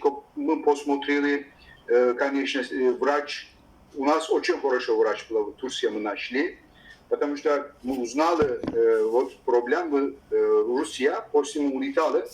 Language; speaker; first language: Russian; non-native, learner; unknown